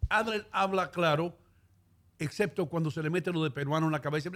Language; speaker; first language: Spanish; native; Spanish